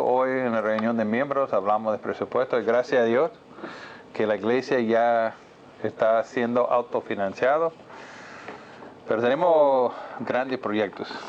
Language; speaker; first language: Spanish; non-native, fluent; English